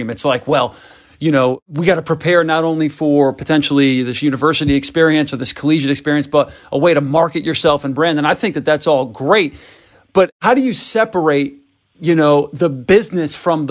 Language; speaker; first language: English; native; English